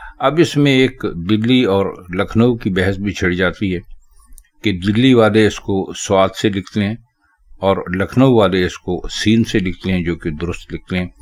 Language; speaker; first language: Urdu; native; Urdu